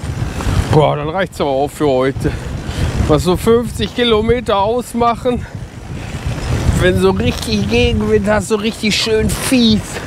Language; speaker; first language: German; native; German